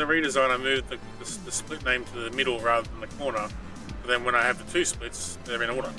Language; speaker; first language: English; native; English